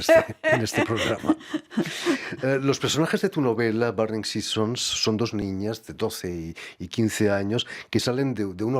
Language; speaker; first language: Spanish; native; Spanish